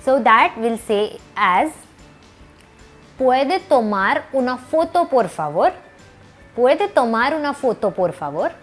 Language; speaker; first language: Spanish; non-native, learner; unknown